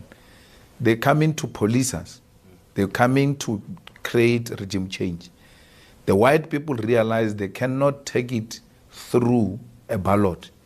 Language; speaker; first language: English; non-native, local second language; Northern Sotho